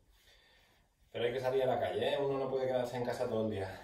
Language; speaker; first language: Spanish; native; Spanish